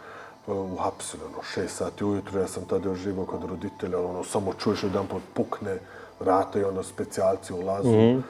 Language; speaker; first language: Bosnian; early bilingual, heritage; Bosnian